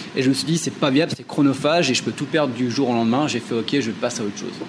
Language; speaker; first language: French; native; French